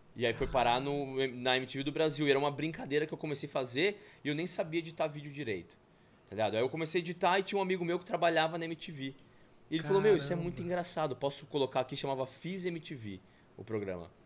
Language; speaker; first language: Portuguese; native; Portuguese